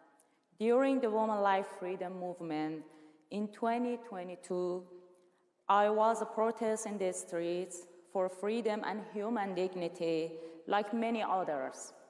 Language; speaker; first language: English; non-native, learner; Persian